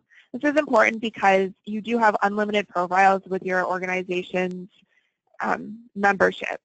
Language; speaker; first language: English; native; English